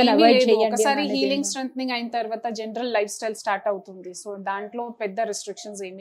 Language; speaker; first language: Telugu; non-native, fluent; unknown